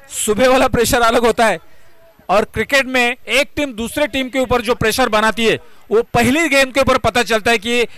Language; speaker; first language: Hindi; non-native, local second language; Marathi